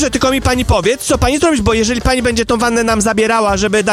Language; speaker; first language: Polish; native; Polish